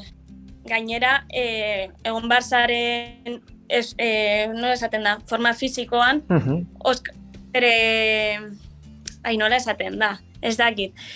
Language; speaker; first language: Basque; non-native, local second language; Spanish